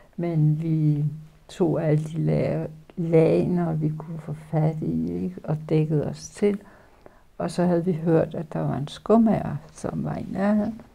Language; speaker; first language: Danish; early bilingual, other home language; Polish